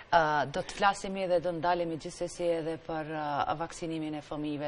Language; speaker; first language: Albanian; native; Albanian